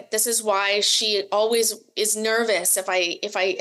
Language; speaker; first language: English; native; English